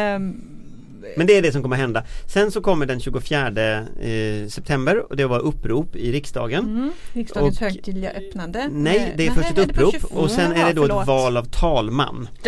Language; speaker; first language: Swedish; native; Swedish